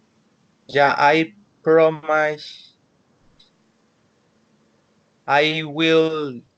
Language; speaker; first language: English; non-native, learner; Spanish